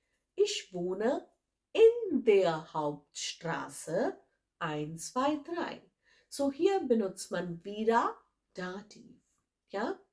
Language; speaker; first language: German; non-native, fluent; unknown